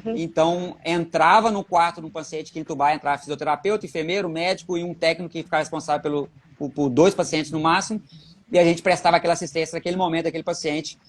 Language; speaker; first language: Portuguese; native; Portuguese